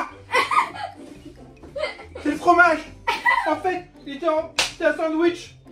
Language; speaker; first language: French; native; French